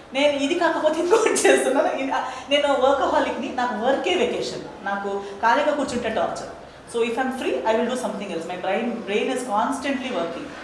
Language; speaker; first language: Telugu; non-native, fluent; Konkani